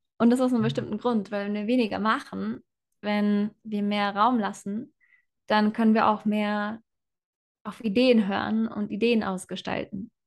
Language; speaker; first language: German; native; German